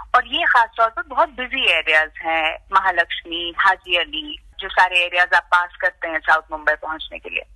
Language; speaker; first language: Hindi; native; Hindi